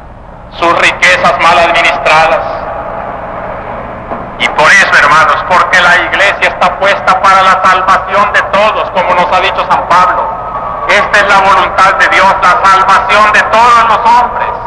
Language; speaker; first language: Spanish; native; Spanish